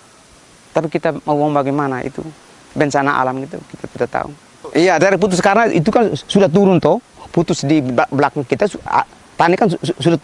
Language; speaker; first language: Indonesian; non-native, local second language; Tetum